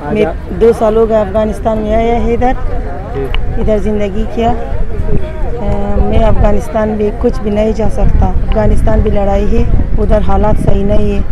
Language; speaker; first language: Hindi; non-native, learner; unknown